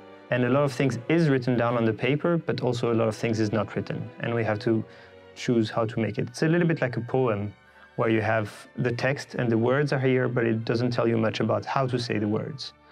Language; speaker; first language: English; non-native, fluent; French